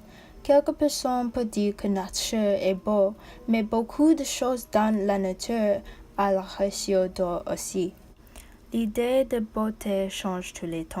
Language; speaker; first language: French; non-native, learner; English